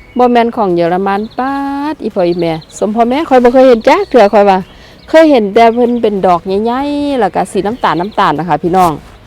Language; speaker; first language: Thai; native; Thai